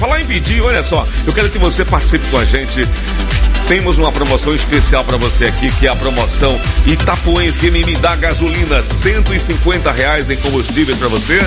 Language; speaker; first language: Portuguese; native; Portuguese